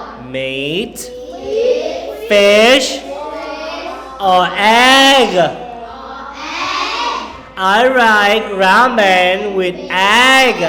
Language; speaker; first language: English; non-native, fluent; Khmer